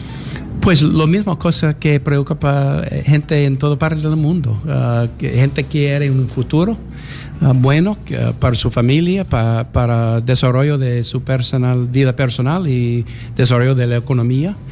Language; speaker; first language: Spanish; non-native, learner; English